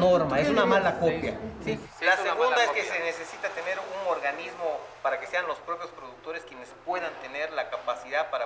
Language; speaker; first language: Spanish; native; Spanish